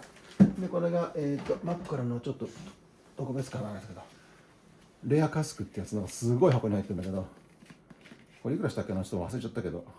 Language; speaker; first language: Japanese; native; Japanese